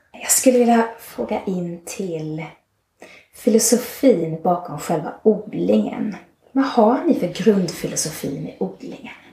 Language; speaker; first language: Swedish; native; Swedish